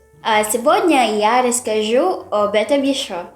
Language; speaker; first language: Russian; non-native, learner; Filipino